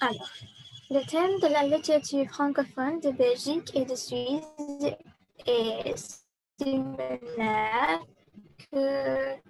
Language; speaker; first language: French; non-native, learner; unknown